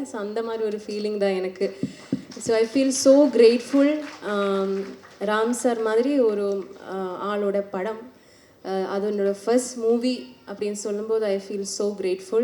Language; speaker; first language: Tamil; non-native, learner; Malayalam